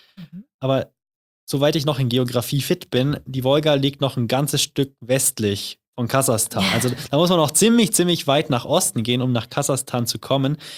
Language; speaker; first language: German; native; German